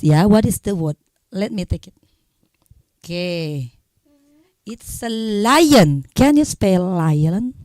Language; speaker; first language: English; non-native, learner; Indonesian